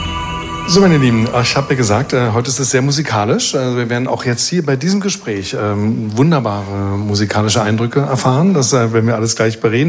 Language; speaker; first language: German; native; German